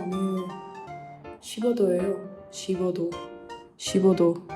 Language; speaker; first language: Korean; non-native, fluent; Ukrainian